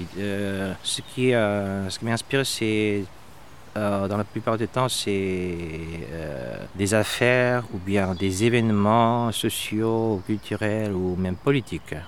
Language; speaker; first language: French; non-native, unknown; Korean